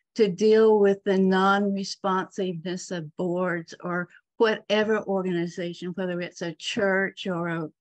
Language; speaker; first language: English; native; English